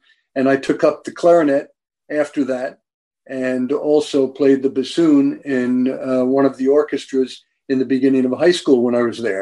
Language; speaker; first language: English; native; English